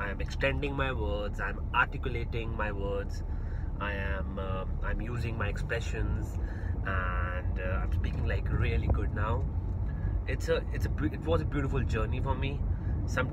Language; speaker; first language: English; non-native, local second language; Hindi